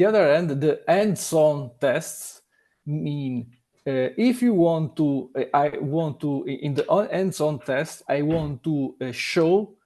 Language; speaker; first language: English; non-native, learner; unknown